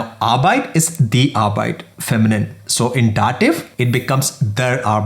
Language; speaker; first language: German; non-native, fluent; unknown